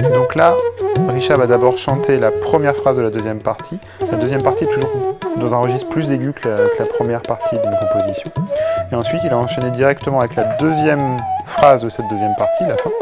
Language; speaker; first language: French; native; French